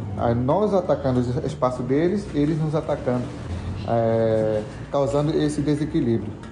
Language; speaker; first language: Portuguese; non-native, local second language; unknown